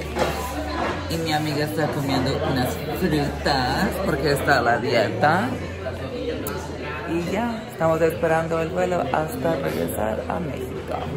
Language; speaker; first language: Spanish; early bilingual, heritage; English